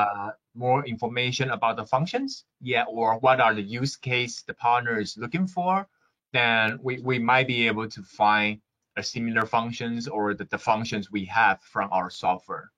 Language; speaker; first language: English; non-native, fluent; Chinese